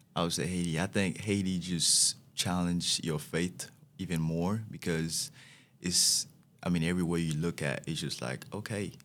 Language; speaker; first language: English; non-native, fluent; Haitian Creole